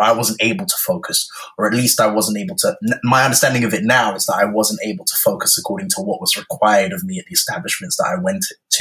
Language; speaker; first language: English; native; English